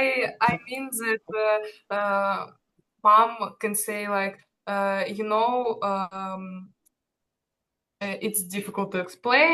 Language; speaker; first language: English; non-native, learner; Russian